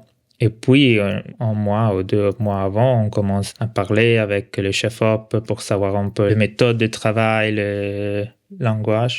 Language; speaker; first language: French; non-native, local second language; Italian